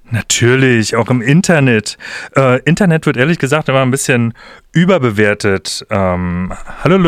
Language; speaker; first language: German; native; German